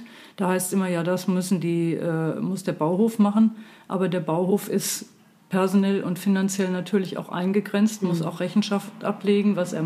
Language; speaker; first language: German; native; German